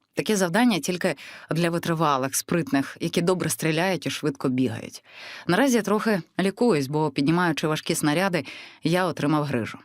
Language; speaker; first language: Ukrainian; early bilingual, other home language; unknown